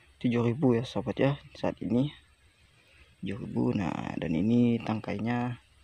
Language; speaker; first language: Indonesian; non-native, local second language; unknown